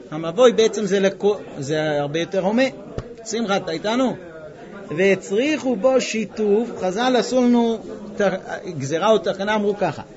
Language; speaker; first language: Hebrew; non-native, fluent; English